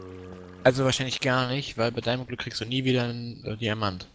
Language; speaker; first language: German; native; German